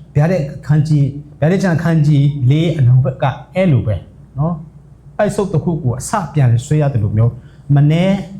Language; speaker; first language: Burmese; non-native, local second language; S'gaw Karen